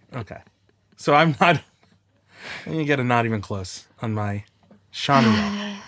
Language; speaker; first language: English; native; English